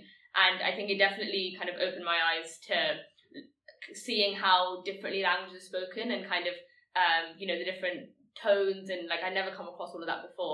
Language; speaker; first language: English; non-native, local second language; Tamil